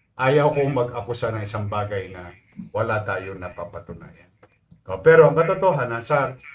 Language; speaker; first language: Filipino; native; Filipino